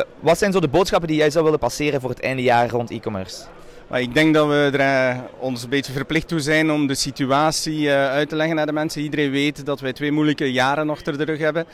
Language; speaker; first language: Dutch; native; Dutch